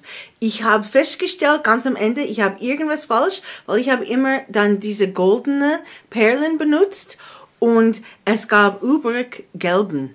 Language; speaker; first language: German; non-native, fluent; English